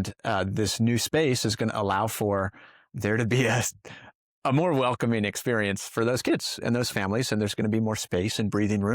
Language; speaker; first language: English; native; English